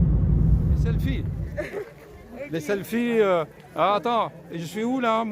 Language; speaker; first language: French; non-native, fluent; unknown